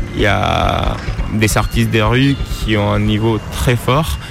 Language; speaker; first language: French; non-native, fluent; Spanish